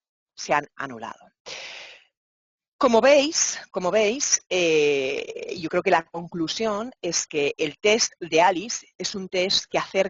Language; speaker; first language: Spanish; native; Spanish